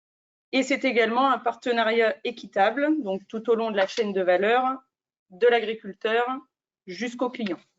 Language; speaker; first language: French; native; French